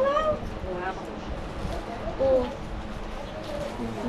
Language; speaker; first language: Filipino; native; Filipino